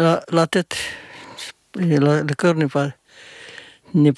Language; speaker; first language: French; non-native, fluent; Indonesian